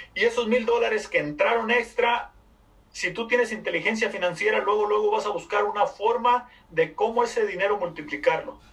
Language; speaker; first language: Spanish; native; Spanish